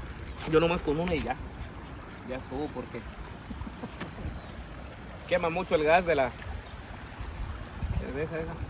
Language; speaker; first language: Spanish; native; Spanish